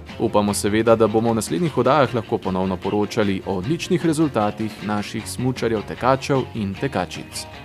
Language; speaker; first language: Slovenian; native; Slovenian